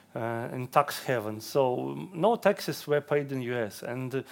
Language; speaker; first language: English; non-native, fluent; Russian